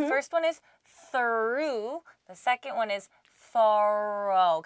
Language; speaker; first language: English; early bilingual, other home language; Korean